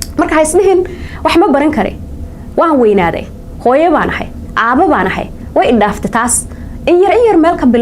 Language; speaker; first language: Somali; early bilingual, heritage; Somali